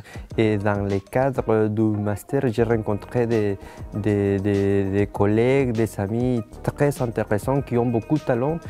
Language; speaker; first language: French; non-native, fluent; Spanish